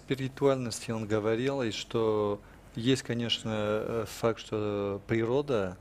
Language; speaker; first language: Russian; non-native, fluent; French